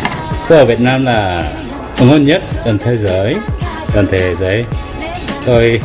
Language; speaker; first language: Vietnamese; non-native, learner; Korean